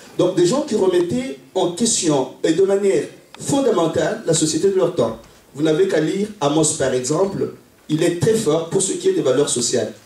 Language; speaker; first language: French; non-native, local second language; Luba-Lulua